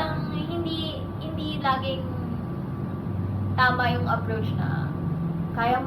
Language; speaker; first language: Filipino; native; Filipino